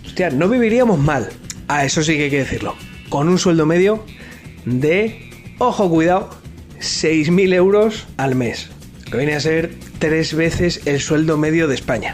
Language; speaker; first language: Spanish; native; Spanish